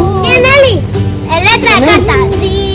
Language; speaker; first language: Spanish; native; Spanish